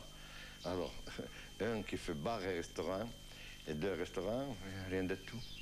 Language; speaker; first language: French; non-native, fluent; Italian